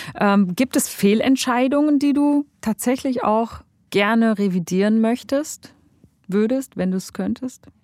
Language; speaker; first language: German; native; German